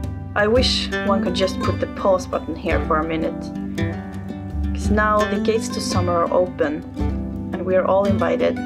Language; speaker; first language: English; non-native, fluent; Swedish